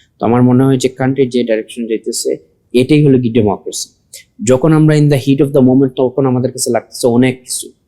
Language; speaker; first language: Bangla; early bilingual, heritage; Sylheti